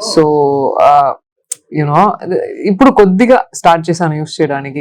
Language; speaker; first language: Telugu; non-native, local second language; Tamil